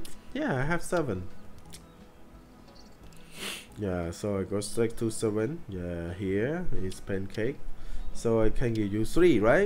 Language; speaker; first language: English; non-native, learner; Khmer